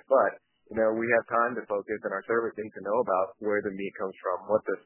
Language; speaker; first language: English; early bilingual, other home language; Japanese